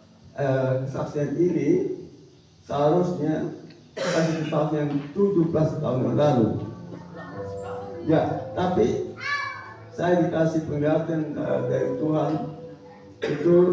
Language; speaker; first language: Indonesian; non-native, fluent; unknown